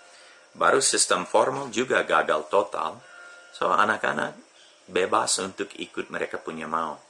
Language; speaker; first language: Indonesian; non-native, fluent; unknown